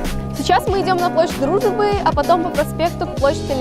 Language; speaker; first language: Russian; native; Russian